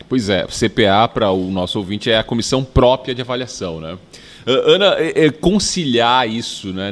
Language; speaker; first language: Portuguese; native; Portuguese